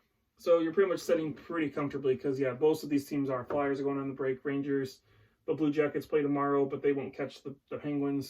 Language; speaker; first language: English; native; English